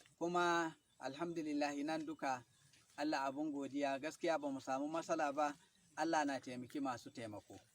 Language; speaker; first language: Hausa; non-native, local second language; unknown